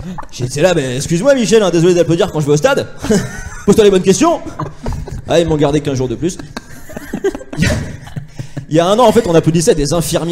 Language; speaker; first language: French; native; French